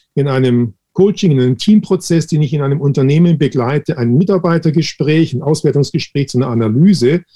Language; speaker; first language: German; native; German